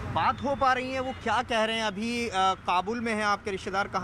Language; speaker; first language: Hindi; native; Hindi